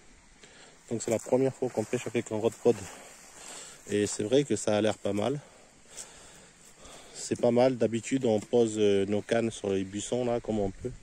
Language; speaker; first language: French; native; French